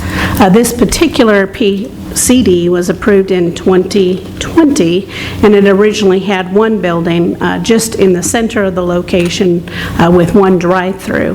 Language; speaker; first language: English; native; English